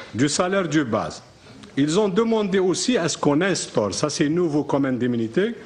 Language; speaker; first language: French; non-native, local second language; Arabic